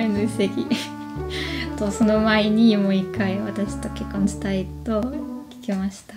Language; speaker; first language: Japanese; non-native, learner; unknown